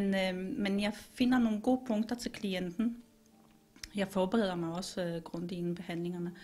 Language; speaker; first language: Danish; non-native, fluent; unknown